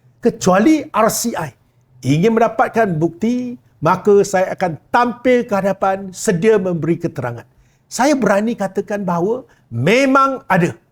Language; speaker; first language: Malay; non-native, local second language; Chinese